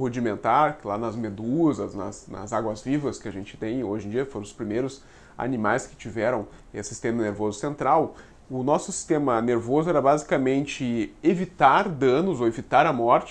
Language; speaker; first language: Portuguese; native; Portuguese